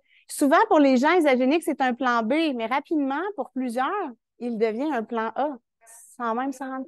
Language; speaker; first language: French; native; French